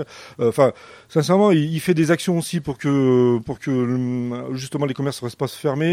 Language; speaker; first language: French; native; French